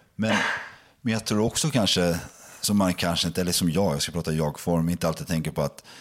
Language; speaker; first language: Swedish; native; Swedish